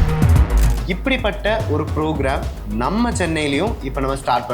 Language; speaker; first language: Tamil; native; Tamil